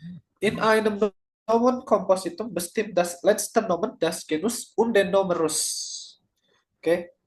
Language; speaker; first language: German; non-native, learner; Indonesian